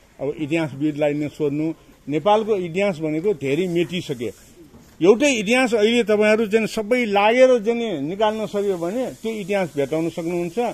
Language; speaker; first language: Nepali; non-native, local second language; Newari